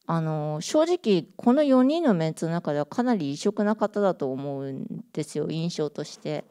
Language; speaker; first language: Japanese; native; Japanese